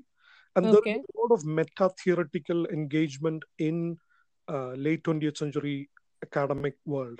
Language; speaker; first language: English; non-native, local second language; Malayalam